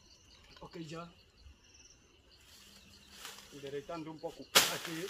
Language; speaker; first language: Portuguese; non-native, learner; Vietnamese